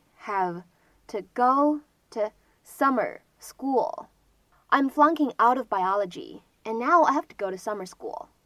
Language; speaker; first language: English; non-native, fluent; Chinese